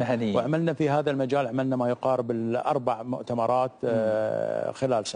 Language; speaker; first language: Arabic; native; Arabic